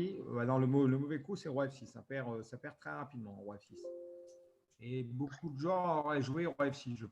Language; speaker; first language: French; native; French